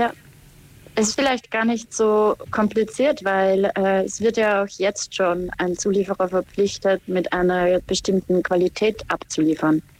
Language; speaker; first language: German; native; German